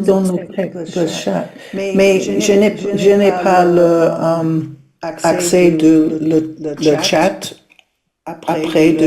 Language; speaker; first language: French; non-native, learner; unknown